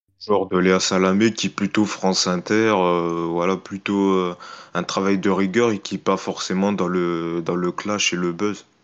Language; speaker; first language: French; native; French